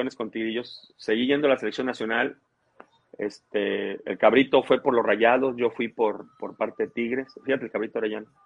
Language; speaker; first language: Spanish; native; Spanish